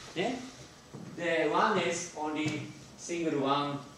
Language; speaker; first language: English; non-native, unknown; Japanese